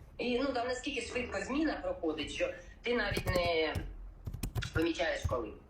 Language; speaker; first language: Ukrainian; native; Ukrainian